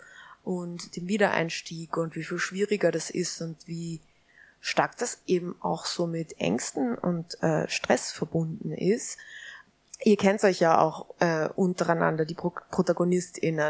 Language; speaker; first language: German; native; German